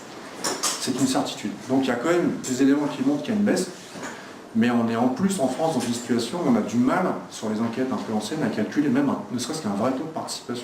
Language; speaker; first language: French; native; French